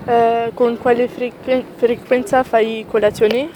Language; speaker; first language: Italian; non-native, learner; French